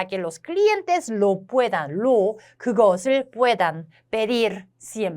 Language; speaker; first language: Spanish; non-native, fluent; Korean